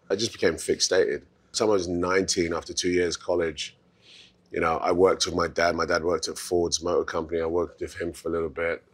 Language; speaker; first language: English; native; English